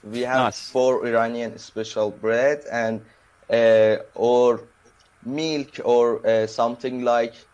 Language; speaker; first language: English; non-native, learner; Persian